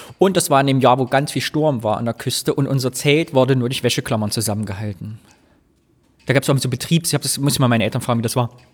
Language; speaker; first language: German; native; German